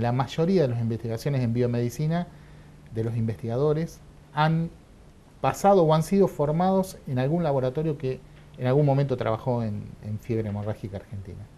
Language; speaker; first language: Spanish; native; Spanish